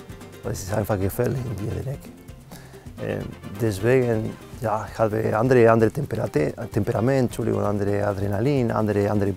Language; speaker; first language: German; non-native, fluent; Spanish